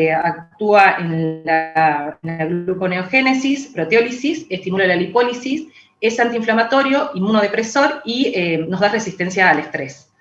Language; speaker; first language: Spanish; native; Spanish